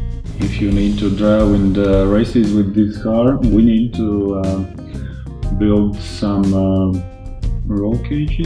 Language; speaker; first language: English; non-native, learner; Latvian